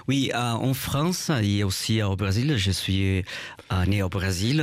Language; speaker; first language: French; non-native, fluent; Portuguese